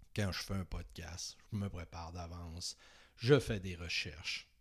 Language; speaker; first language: French; native; French